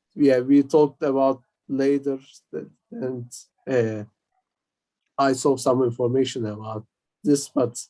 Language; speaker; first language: English; non-native, fluent; Turkish